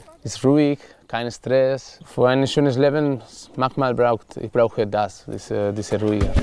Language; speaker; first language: German; non-native, learner; Spanish